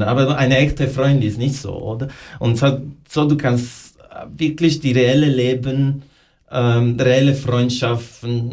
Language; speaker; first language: German; non-native, learner; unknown